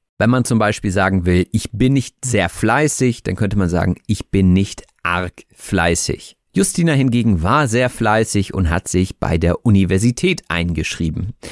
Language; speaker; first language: German; native; German